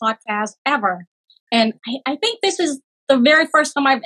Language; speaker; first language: English; early bilingual, other home language; Khmer